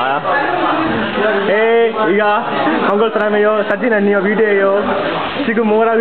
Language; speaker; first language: Korean; non-native, learner; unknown